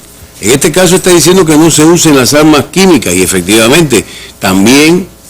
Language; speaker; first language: Spanish; native; Spanish